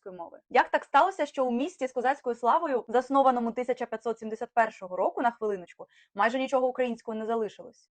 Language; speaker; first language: Ukrainian; native; Ukrainian